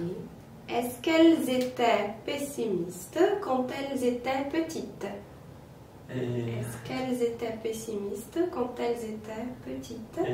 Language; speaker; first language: French; non-native, fluent; Polish